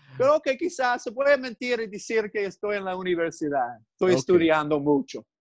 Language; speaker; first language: Spanish; non-native, learner; English